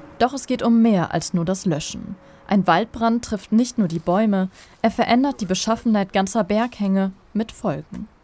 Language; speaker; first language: German; native; German